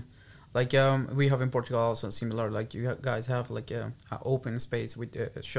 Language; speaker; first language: English; non-native, fluent; Portuguese